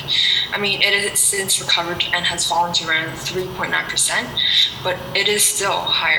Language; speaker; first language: English; non-native, local second language; Cantonese